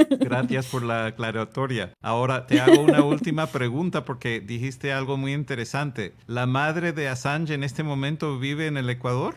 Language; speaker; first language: Spanish; non-native, fluent; English